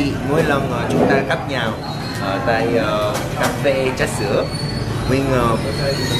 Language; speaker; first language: Vietnamese; non-native, learner; Korean